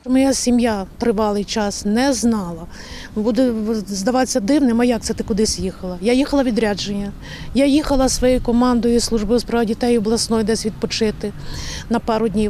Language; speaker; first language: Ukrainian; native; Ukrainian